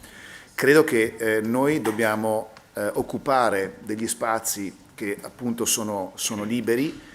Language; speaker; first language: Italian; native; Italian